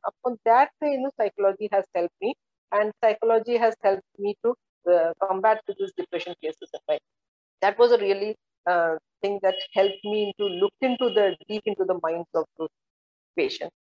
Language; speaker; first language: English; non-native, local second language; Malayalam